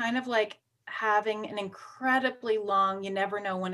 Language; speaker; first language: English; native; English